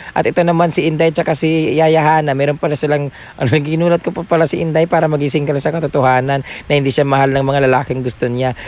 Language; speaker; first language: Filipino; non-native, local second language; Cebuano